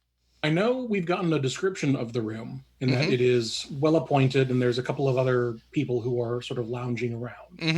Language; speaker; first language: English; native; English